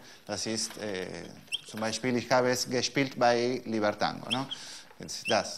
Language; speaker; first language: German; non-native, learner; Spanish